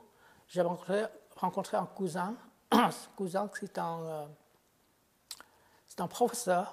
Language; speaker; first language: French; non-native, fluent; Khmer